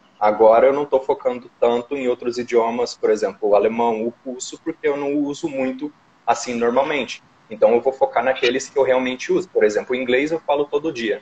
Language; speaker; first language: Portuguese; native; Portuguese